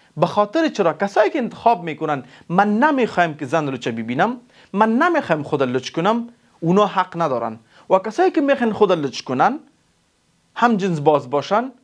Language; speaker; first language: Persian; non-native, local second language; Pashto